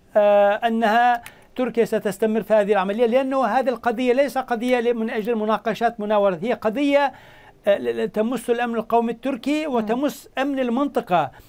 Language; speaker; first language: Arabic; non-native, fluent; Turkish